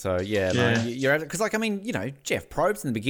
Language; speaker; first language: English; native; English